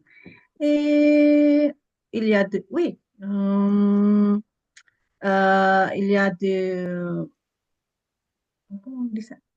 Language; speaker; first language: French; non-native, learner; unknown